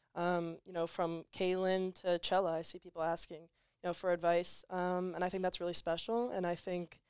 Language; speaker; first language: English; native; English